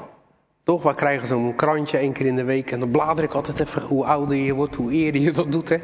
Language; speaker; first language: Dutch; native; Dutch